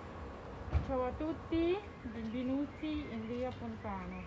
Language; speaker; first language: Italian; non-native, learner; Filipino